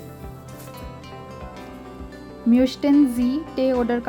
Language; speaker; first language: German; non-native, fluent; Hindi